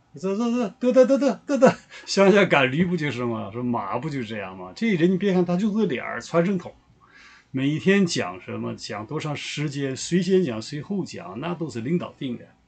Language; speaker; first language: Chinese; native; Chinese